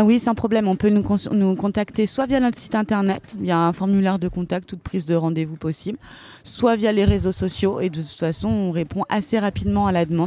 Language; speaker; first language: French; native; French